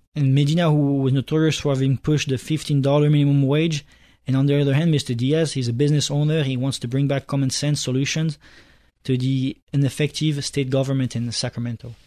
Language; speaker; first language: English; non-native, fluent; French